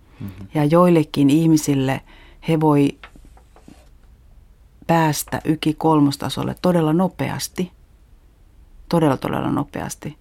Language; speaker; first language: Finnish; native; Finnish